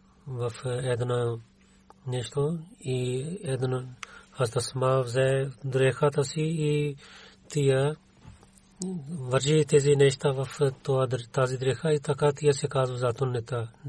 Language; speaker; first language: Bulgarian; non-native, learner; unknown